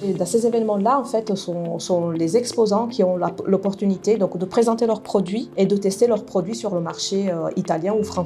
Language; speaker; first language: French; non-native, fluent; Italian